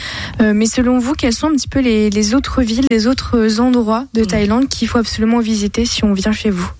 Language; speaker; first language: French; native; French